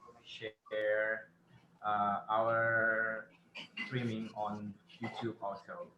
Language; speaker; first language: English; non-native, fluent; Thai